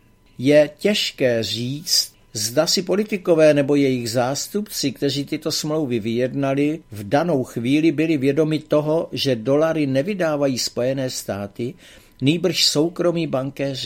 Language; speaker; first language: Czech; native; Czech